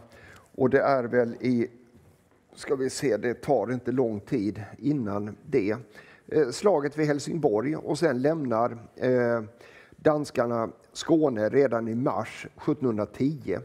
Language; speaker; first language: Swedish; native; Swedish